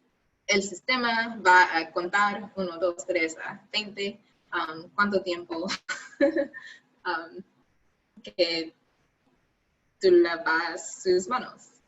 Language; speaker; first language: Spanish; non-native, learner; English